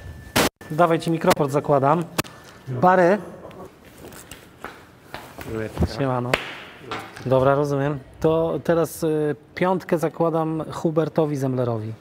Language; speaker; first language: Polish; native; Polish